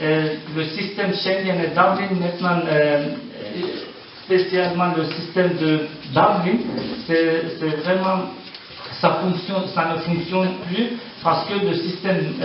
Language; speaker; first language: French; non-native, learner; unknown